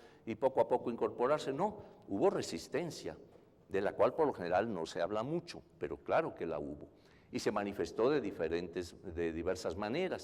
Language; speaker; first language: Spanish; native; Spanish